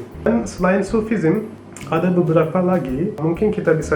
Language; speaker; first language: Indonesian; non-native, fluent; Turkish